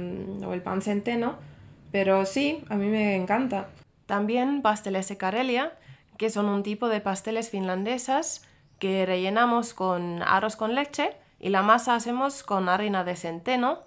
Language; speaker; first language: Spanish; non-native, fluent; Finnish